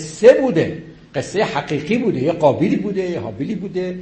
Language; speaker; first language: Persian; native; Persian